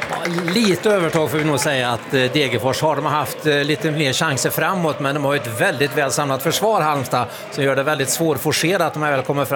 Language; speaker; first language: Swedish; native; Swedish